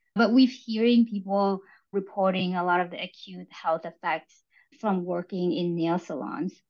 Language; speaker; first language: English; early bilingual, other home language; Vietnamese